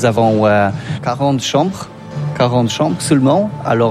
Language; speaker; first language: French; non-native, learner; Polish